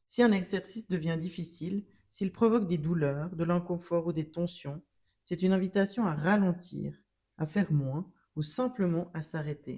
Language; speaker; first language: French; native; French